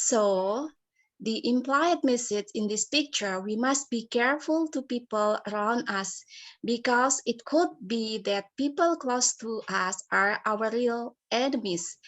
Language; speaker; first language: English; non-native, learner; Indonesian